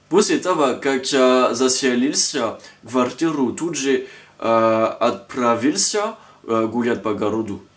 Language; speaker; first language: Russian; non-native, learner; French